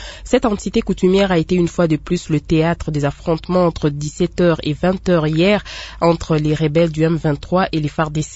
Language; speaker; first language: French; non-native, local second language; Lingala